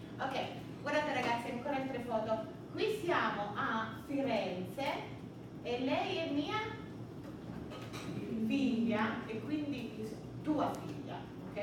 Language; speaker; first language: Italian; early bilingual, heritage; Italian